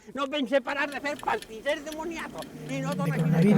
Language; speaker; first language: Catalan; native; Catalan